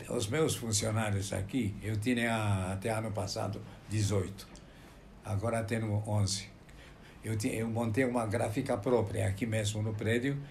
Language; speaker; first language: Portuguese; non-native, fluent; Romanian